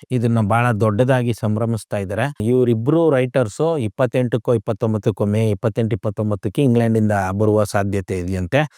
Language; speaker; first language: Kannada; native; Kannada